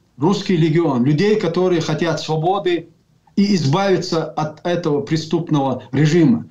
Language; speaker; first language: Russian; non-native, local second language; Chechen